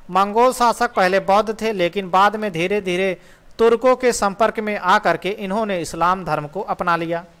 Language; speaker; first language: Hindi; native; Hindi